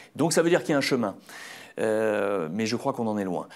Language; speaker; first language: French; native; French